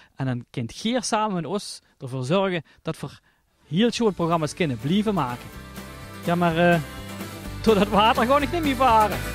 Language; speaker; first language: Dutch; native; Dutch